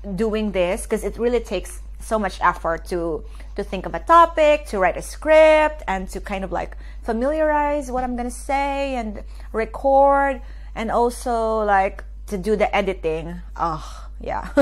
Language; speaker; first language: English; non-native, local second language; Filipino